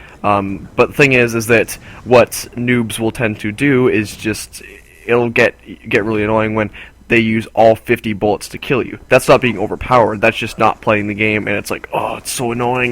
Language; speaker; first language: English; native; English